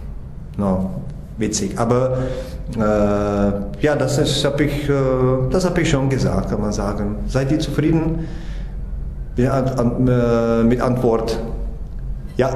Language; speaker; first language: German; non-native, fluent; Czech